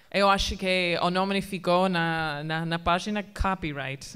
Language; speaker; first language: Portuguese; non-native, fluent; English